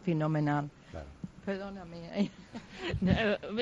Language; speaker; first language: Spanish; non-native, local second language; Basque